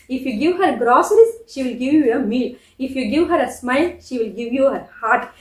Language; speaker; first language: English; non-native, local second language; Tamil